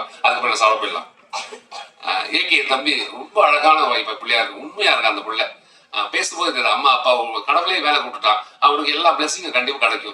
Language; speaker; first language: Tamil; native; Tamil